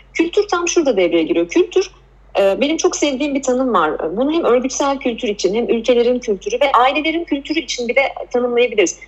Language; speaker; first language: Turkish; native; Turkish